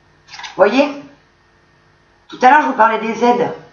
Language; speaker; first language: French; native; French